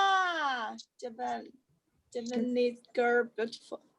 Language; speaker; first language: English; non-native, learner; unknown